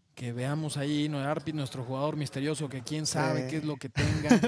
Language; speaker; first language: Spanish; native; Spanish